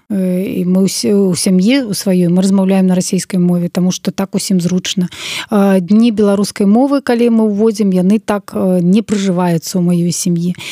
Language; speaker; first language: Belarusian; non-native, local second language; Russian